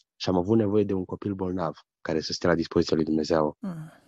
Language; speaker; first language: Romanian; early bilingual, heritage; German